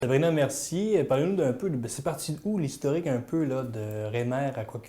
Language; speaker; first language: French; native; French